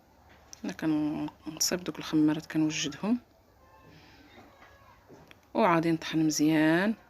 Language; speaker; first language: Arabic; native; Arabic